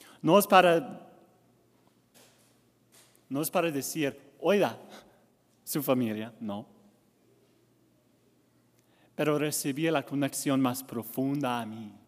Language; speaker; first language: Spanish; non-native, learner; English